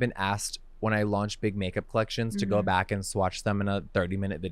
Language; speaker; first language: English; native; English